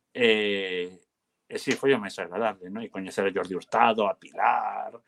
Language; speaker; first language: Galician; native; Galician